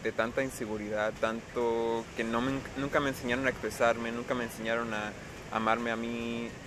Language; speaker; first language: Spanish; early bilingual, heritage; Spanish